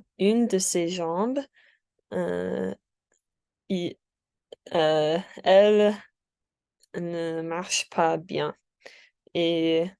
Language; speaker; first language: French; non-native, learner; English